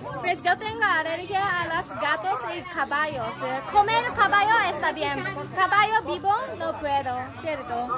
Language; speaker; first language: Spanish; non-native, learner; Japanese